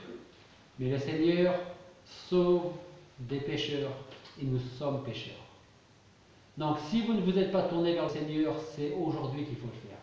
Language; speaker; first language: French; native; French